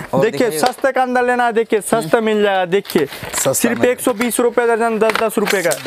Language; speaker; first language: Hindi; non-native, local second language; Bangla